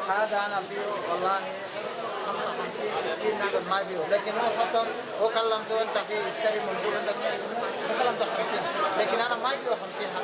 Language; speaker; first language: Arabic; non-native, learner; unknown